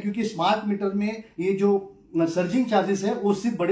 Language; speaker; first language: Hindi; non-native, local second language; Marathi